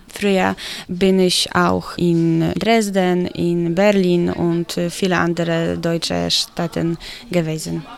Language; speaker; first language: German; non-native, learner; Polish